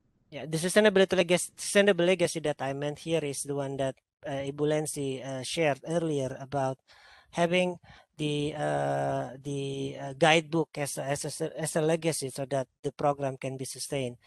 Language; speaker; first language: English; non-native, fluent; Indonesian